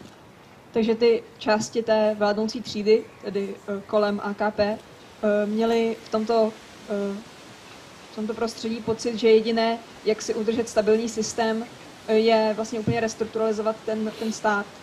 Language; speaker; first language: Czech; native; Czech